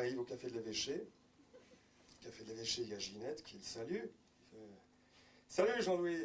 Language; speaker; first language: French; native; French